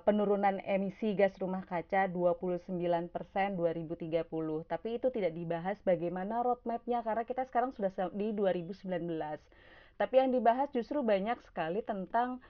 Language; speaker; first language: Indonesian; native; Indonesian